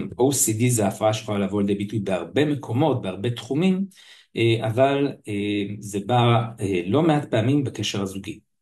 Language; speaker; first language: Hebrew; native; Hebrew